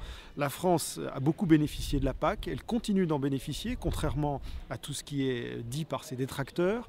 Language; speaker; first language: French; native; French